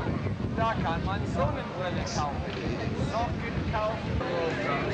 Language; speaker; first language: German; non-native, fluent; English